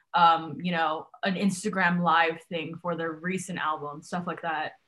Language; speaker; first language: English; non-native, local second language; Cantonese